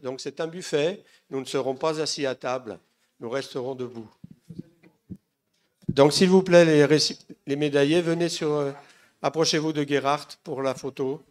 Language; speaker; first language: French; native; French